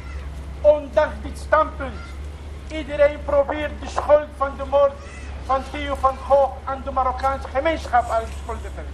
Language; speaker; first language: Dutch; non-native, learner; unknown